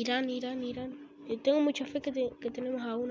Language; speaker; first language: Spanish; native; Spanish